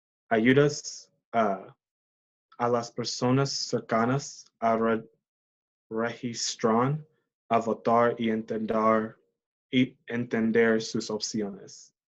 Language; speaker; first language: Spanish; non-native, learner; English